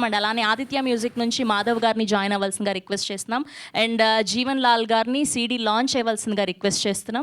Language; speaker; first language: Telugu; native; Telugu